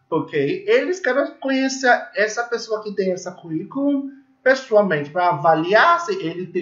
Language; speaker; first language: Portuguese; non-native, learner; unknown